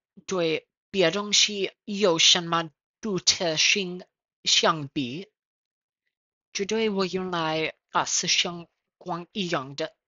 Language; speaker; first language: Chinese; non-native, learner; English